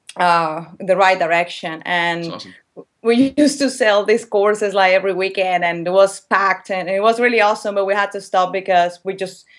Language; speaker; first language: English; non-native, fluent; Spanish